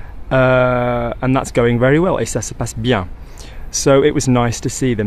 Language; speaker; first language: English; native; English